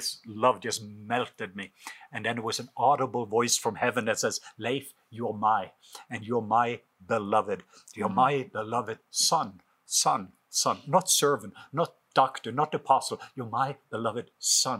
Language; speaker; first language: English; non-native, fluent; Norwegian